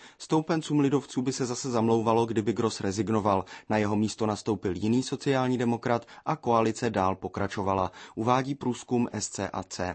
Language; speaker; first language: Czech; native; Czech